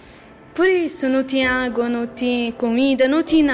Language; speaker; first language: Portuguese; non-native, learner; Arabic